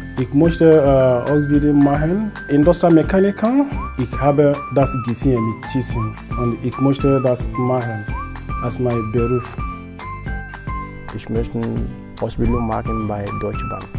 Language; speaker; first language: German; non-native, learner; Persian